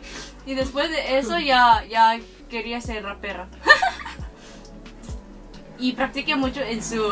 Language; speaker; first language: Spanish; non-native, fluent; Korean